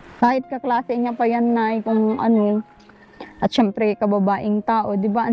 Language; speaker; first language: Filipino; native; Filipino